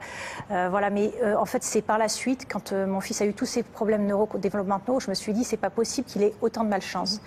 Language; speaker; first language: French; native; French